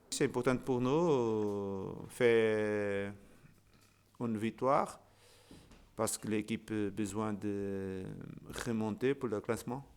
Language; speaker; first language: French; non-native, fluent; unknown